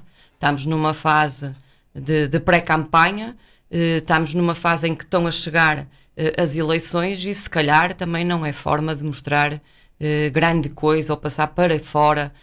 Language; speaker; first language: Portuguese; native; Portuguese